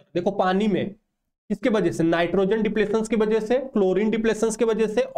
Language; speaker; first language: Hindi; non-native, local second language; Odia